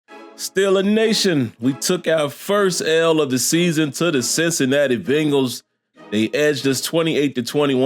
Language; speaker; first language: English; native; English